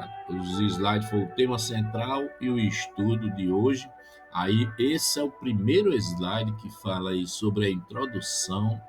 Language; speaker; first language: Portuguese; native; Portuguese